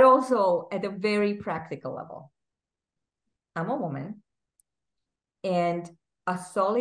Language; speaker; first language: English; non-native, fluent; Czech